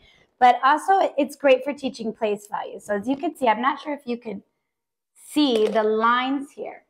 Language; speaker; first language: English; native; English